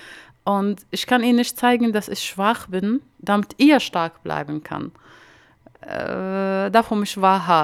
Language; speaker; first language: German; non-native, learner; Arabic